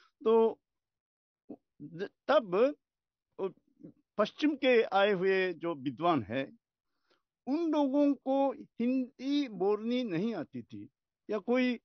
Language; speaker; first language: Hindi; non-native, fluent; Japanese